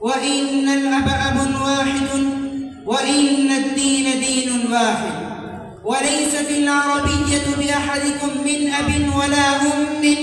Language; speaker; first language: Arabic; non-native, learner; Urdu